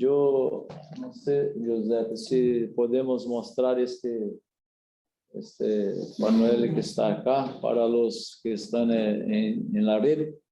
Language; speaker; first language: Spanish; non-native, learner; Portuguese